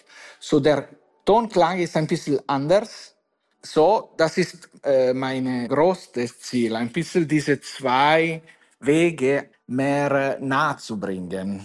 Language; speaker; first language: German; non-native, fluent; Italian